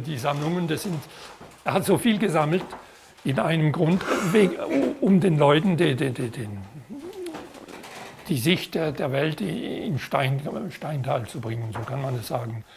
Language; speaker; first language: German; non-native, fluent; French